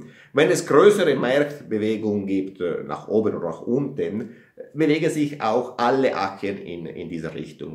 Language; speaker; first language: German; non-native, fluent; Italian